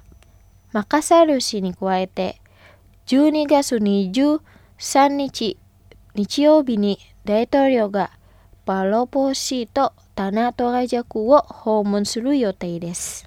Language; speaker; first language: Japanese; non-native, fluent; Indonesian